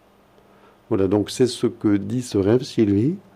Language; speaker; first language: French; native; French